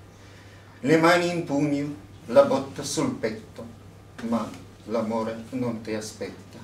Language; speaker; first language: Italian; non-native, fluent; Russian